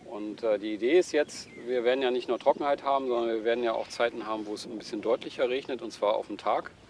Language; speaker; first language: German; native; German